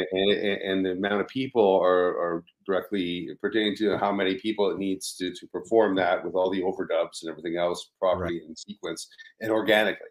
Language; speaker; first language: English; native; English